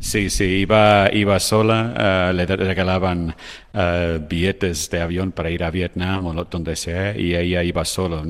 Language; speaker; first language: Spanish; non-native, fluent; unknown